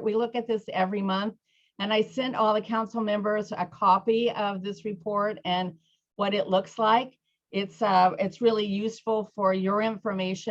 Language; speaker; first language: English; native; English